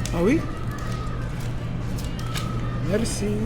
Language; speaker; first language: French; non-native, learner; Filipino